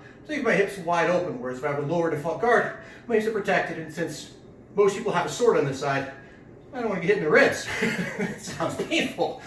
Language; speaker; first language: English; native; English